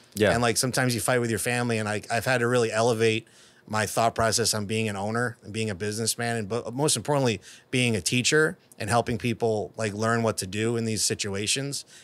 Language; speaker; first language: English; native; English